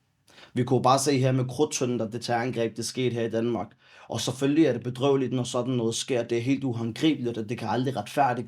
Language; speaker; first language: Danish; early bilingual, other home language; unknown